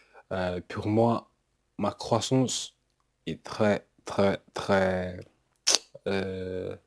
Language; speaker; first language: French; non-native, learner; English